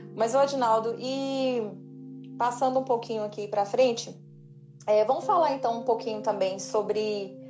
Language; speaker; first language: Portuguese; native; Portuguese